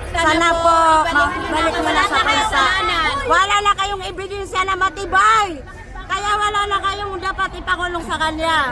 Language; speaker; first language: Filipino; non-native, local second language; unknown